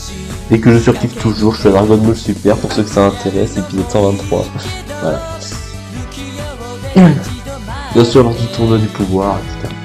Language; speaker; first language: French; native; French